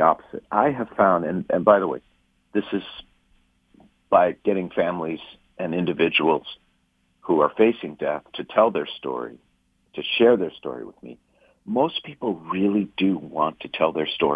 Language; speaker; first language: English; native; English